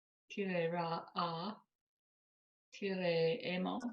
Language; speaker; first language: Italian; non-native, learner; English